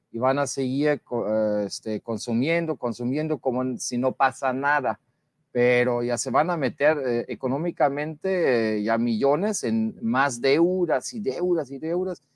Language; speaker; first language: Spanish; non-native, fluent; German